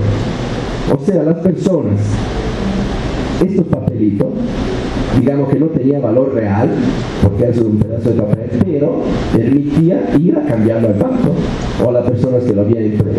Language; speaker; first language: Spanish; non-native, fluent; Italian